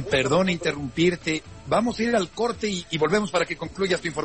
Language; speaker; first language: Spanish; native; Spanish